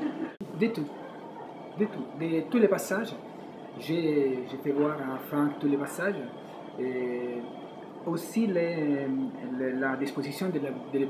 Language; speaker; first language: French; non-native, fluent; Italian